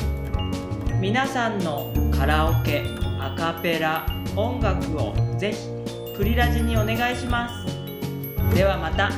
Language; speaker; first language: Japanese; native; Japanese